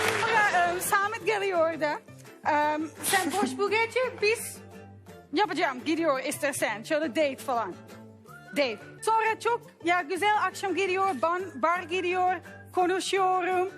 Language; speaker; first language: Turkish; non-native, learner; Dutch